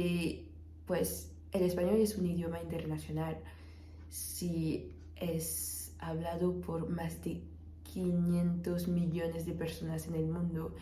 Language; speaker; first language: Spanish; non-native, fluent; French